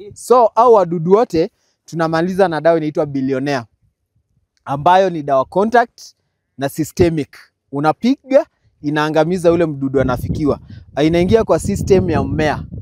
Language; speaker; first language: Swahili; non-native, local second language; Kamba